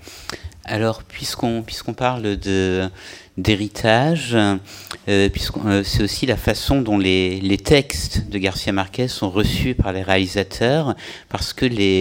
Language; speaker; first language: French; native; French